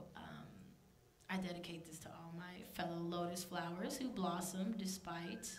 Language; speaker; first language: English; native; English